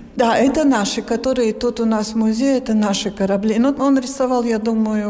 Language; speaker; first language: Russian; non-native, local second language; Latvian